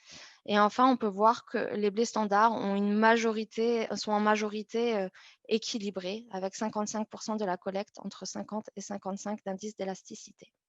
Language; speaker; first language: French; native; French